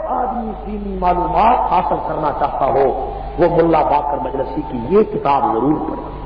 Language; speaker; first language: Urdu; non-native, local second language; Punjabi